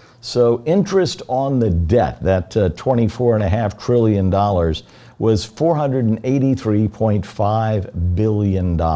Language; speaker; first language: English; native; English